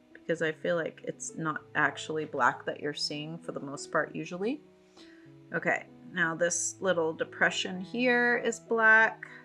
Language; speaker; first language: English; native; English